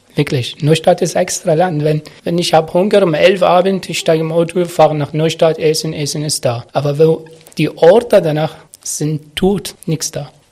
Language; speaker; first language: German; non-native, learner; Arabic